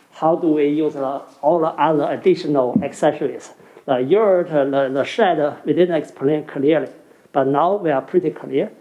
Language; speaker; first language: English; non-native, fluent; Chinese